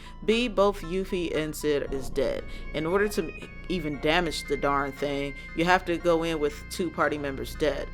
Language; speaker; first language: English; native; English